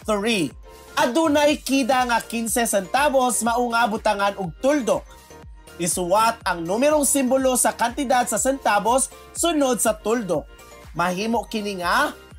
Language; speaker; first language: Cebuano; native; Cebuano